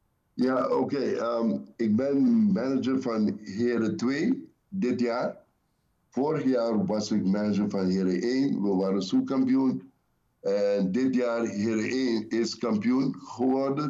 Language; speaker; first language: Dutch; non-native, local second language; Papiamento